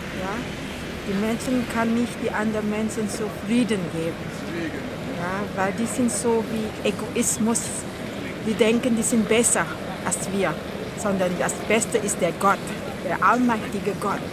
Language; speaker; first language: German; non-native, learner; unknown